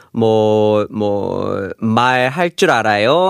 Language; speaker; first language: Korean; non-native, fluent; English